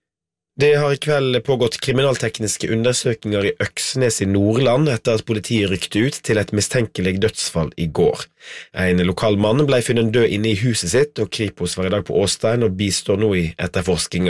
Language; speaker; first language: Norwegian; native; Norwegian